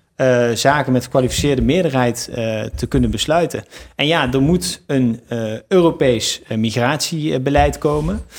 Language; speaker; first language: Dutch; native; Dutch